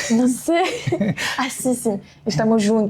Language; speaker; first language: Portuguese; non-native, learner; French